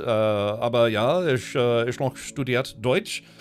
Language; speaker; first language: German; non-native, learner; English